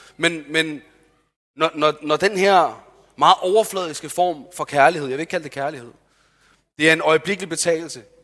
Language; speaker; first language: Danish; early bilingual, other home language; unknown